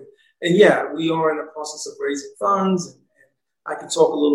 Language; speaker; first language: English; native; English